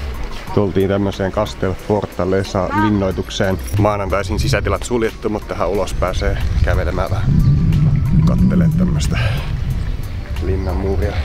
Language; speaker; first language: Finnish; native; Finnish